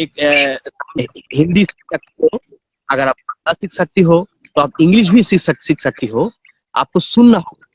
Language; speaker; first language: Hindi; non-native, learner; Bangla